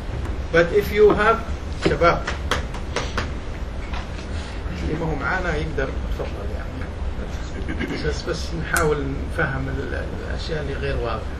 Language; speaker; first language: Arabic; native; Arabic